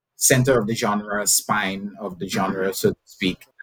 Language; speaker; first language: English; non-native, local second language; Yoruba